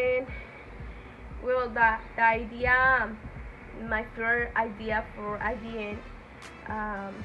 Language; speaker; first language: English; non-native, learner; Spanish